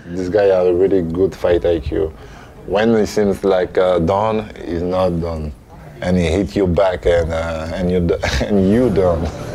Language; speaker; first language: English; non-native, learner; French